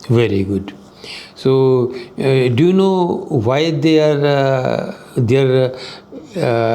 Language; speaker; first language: English; non-native, local second language; Hindi